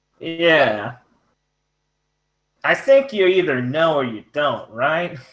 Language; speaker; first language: English; native; English